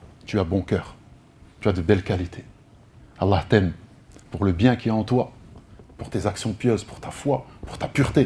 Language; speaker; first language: French; native; French